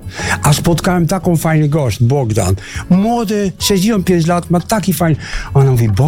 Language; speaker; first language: Polish; non-native, learner; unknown